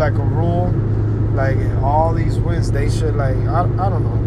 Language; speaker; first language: English; non-native, fluent; Spanish